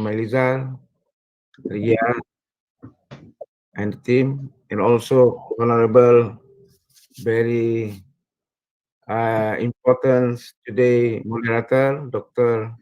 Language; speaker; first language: English; non-native, fluent; Indonesian